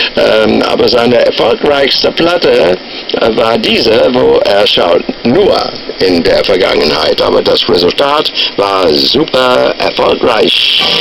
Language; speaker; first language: German; non-native, fluent; English